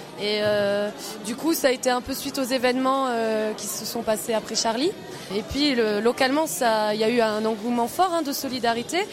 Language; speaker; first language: French; native; French